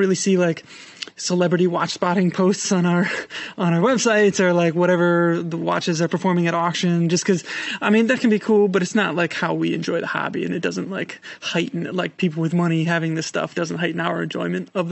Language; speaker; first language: English; native; English